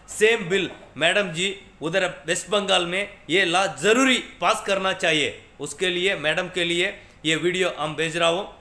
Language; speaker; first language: Hindi; non-native, local second language; Tamil